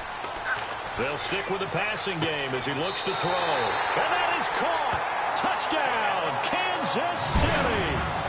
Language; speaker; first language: English; native; English